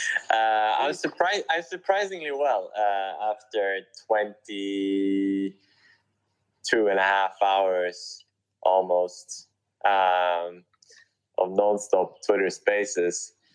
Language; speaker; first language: English; native; English